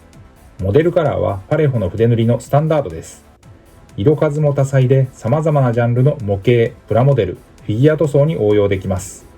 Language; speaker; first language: Japanese; native; Japanese